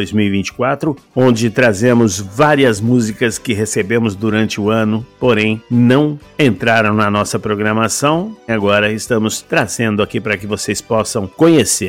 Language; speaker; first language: Portuguese; native; Portuguese